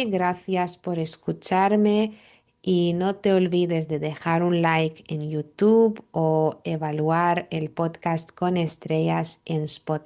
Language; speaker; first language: Spanish; non-native, fluent; Lithuanian